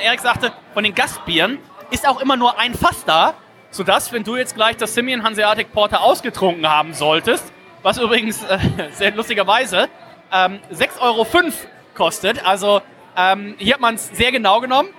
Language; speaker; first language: German; native; German